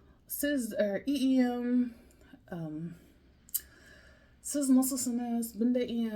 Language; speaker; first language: Turkish; non-native, learner; English